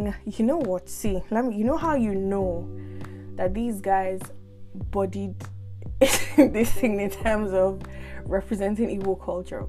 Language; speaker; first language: English; non-native, local second language; Igbo